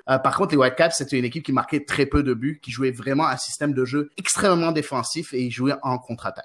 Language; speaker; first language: French; non-native, local second language; Arabic